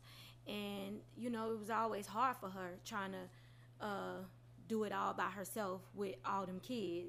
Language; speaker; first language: English; native; English